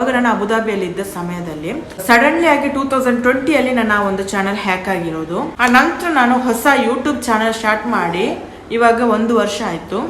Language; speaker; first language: Kannada; non-native, local second language; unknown